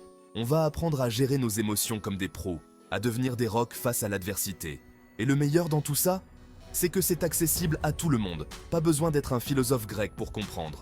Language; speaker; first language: French; native; French